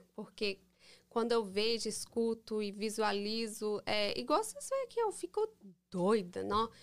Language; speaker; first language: Portuguese; early bilingual, heritage; English